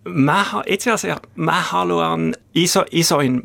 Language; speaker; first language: Finnish; non-native, learner; German